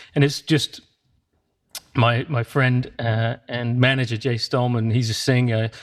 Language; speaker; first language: English; native; English